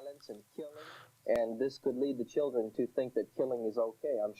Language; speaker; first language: English; native; English